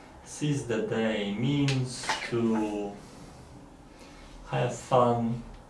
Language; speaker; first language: English; non-native, learner; Polish